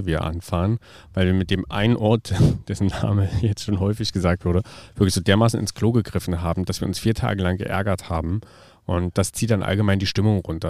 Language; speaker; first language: German; native; German